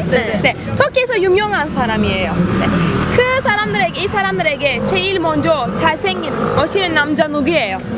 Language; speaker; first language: Korean; non-native, learner; Turkish